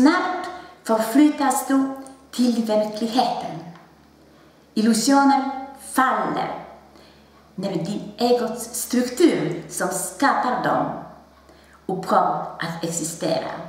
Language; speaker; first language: Swedish; non-native, fluent; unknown